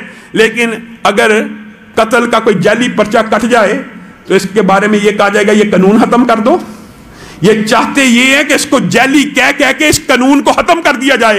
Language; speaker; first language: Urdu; non-native, local second language; Punjabi